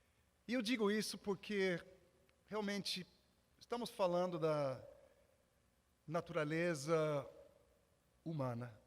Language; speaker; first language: Portuguese; non-native, fluent; English